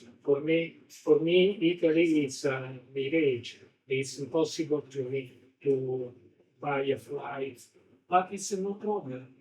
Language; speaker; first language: English; non-native, learner; Italian